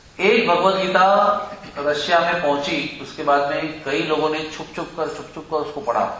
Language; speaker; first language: Hindi; non-native, local second language; Marathi